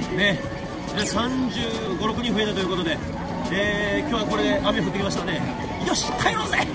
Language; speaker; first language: Japanese; native; Japanese